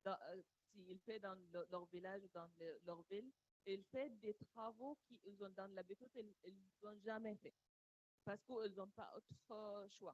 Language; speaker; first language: French; non-native, learner; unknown